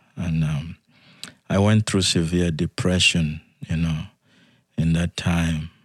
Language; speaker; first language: English; non-native, fluent; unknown